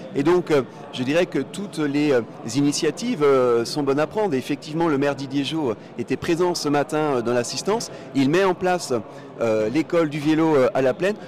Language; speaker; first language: French; native; French